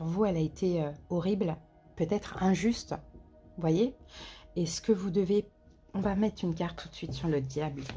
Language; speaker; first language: French; native; French